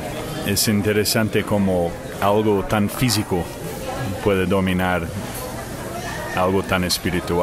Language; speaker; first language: Spanish; non-native, fluent; English